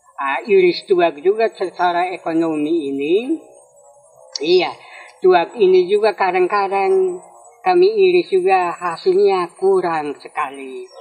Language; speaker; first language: Indonesian; non-native, local second language; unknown